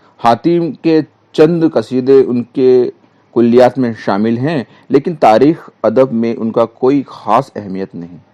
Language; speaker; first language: Urdu; native; Urdu